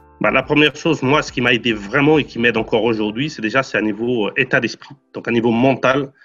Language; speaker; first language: French; non-native, fluent; Portuguese